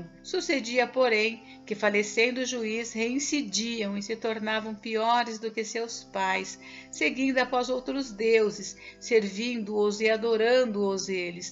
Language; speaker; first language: Portuguese; native; Portuguese